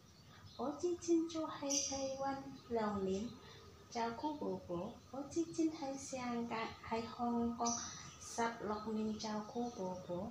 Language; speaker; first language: Cantonese; non-native, learner; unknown